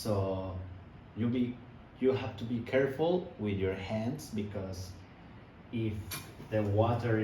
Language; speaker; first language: English; non-native, learner; Spanish